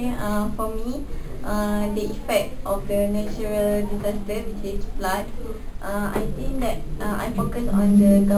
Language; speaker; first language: English; non-native, local second language; Malay